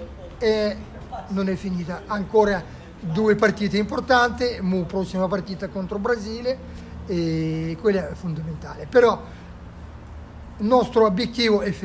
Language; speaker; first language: Italian; non-native, learner; Russian